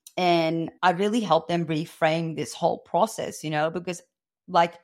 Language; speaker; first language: English; non-native, fluent; Dutch